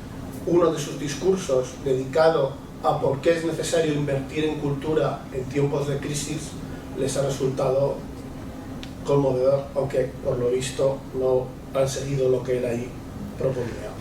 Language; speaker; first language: Spanish; native; Spanish